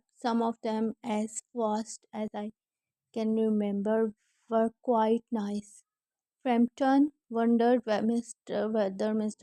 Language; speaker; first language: English; non-native, learner; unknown